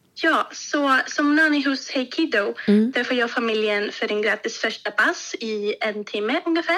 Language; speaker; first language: Swedish; non-native, fluent; Greek